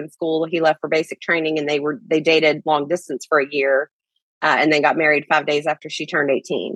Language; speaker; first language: English; native; English